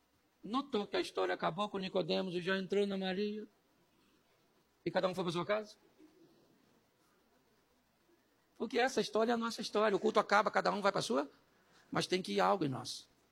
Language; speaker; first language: Portuguese; native; Portuguese